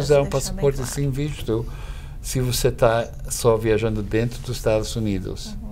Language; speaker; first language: Portuguese; non-native, fluent; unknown